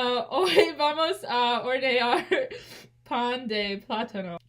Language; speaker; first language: Spanish; non-native, learner; English